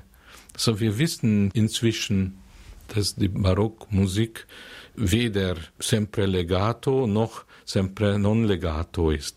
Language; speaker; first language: German; non-native, fluent; Hungarian